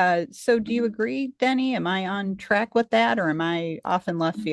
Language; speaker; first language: English; native; English